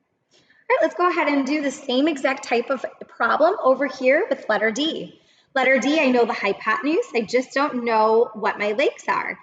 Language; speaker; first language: English; native; English